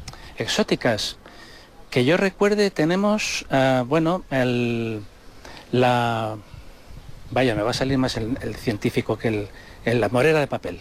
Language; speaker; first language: Spanish; native; Spanish